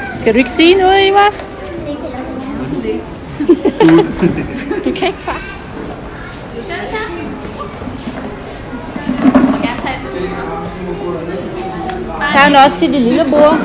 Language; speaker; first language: Danish; early bilingual, heritage; Thai